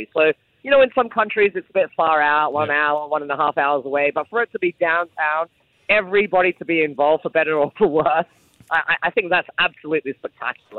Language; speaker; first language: English; native; English